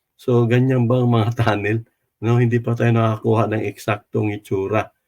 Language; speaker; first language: Filipino; non-native, local second language; Cebuano